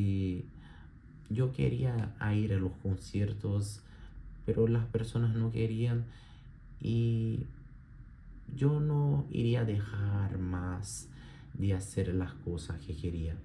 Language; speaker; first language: Spanish; non-native, learner; Portuguese